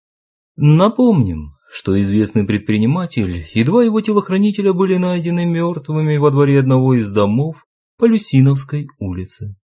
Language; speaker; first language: Russian; native; Russian